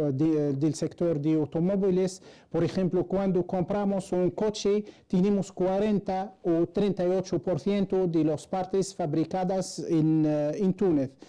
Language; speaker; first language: Spanish; non-native, fluent; Arabic